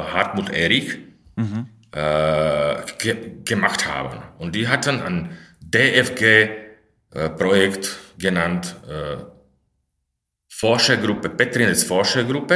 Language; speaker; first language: German; non-native, fluent; Slovak